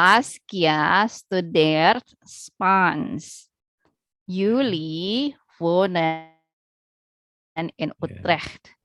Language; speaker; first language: Dutch; non-native, learner; Indonesian